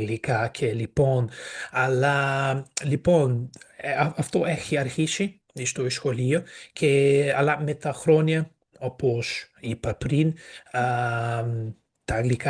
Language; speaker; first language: Greek; non-native, fluent; Portuguese